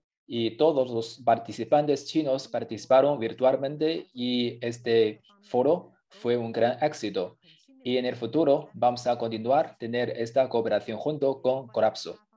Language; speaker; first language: Spanish; non-native, fluent; Chinese